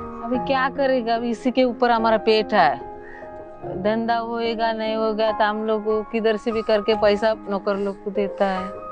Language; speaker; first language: Hindi; non-native, local second language; Marathi